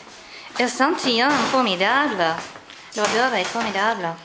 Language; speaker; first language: French; non-native, learner; English